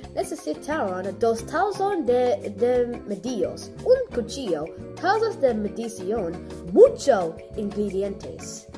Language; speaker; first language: Spanish; non-native, learner; English